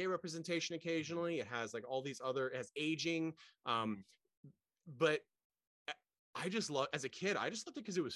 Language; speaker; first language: English; native; English